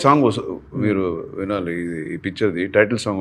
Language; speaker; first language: Telugu; native; Telugu